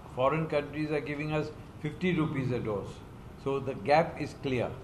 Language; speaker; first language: English; non-native, local second language; Marathi